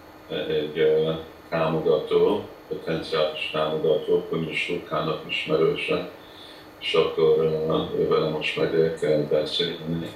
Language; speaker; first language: Hungarian; early bilingual, heritage; Hungarian